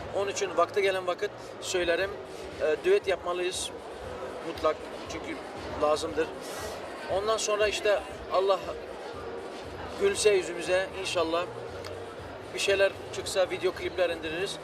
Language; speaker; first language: Turkish; early bilingual, heritage; Turkish